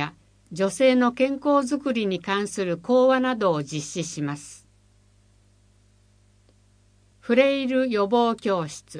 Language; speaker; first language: Japanese; native; Japanese